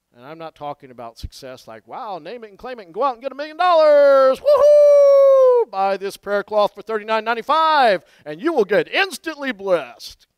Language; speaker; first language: English; native; English